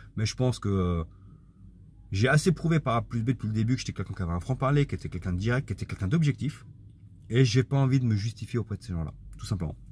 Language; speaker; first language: French; native; French